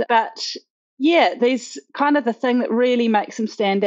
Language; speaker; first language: English; native; English